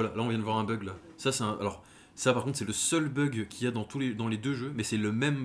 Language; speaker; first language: French; native; French